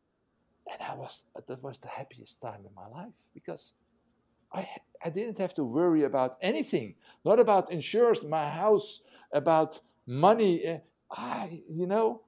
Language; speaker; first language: English; non-native, fluent; Dutch